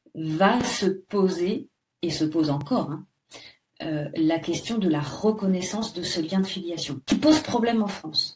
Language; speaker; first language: French; native; French